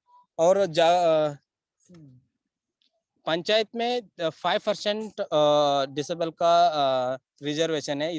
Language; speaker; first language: Hindi; non-native, local second language; Kannada